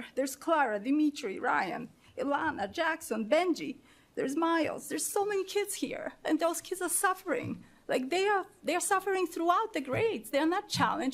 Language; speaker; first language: English; non-native, fluent; Polish